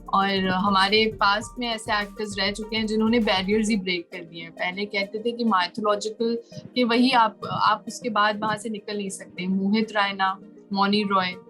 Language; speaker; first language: Hindi; native; Hindi